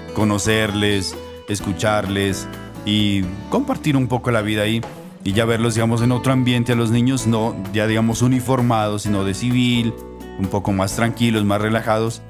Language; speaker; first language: Spanish; native; Spanish